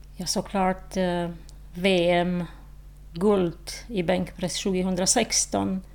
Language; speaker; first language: Swedish; non-native, fluent; Slovak